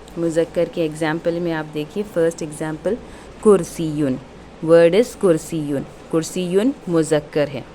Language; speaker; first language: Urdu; native; Urdu